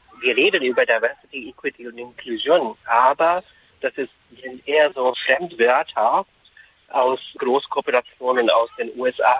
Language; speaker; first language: German; non-native, fluent; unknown